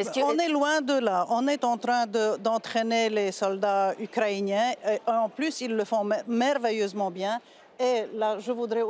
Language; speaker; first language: French; non-native, fluent; Polish